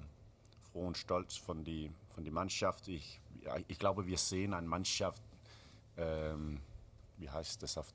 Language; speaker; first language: German; non-native, learner; Danish